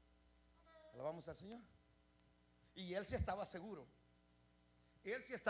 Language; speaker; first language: Spanish; native; Spanish